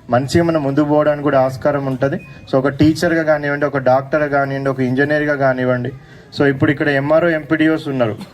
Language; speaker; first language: Telugu; native; Telugu